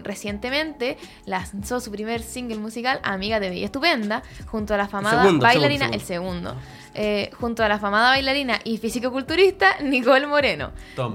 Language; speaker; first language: Spanish; native; Spanish